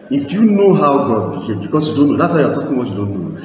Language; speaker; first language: English; non-native, local second language; Igbo